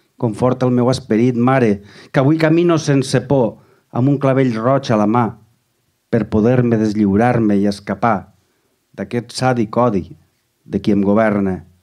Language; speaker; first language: Catalan; native; Catalan